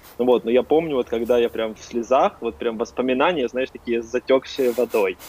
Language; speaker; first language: Russian; native; Russian